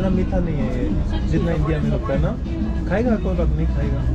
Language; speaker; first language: Hindi; native; Hindi